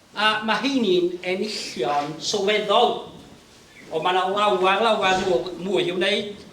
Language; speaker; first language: Welsh; native; Welsh